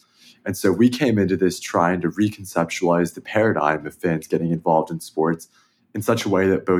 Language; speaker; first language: English; native; English